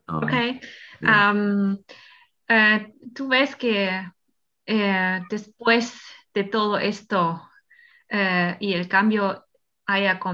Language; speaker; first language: Spanish; non-native, fluent; German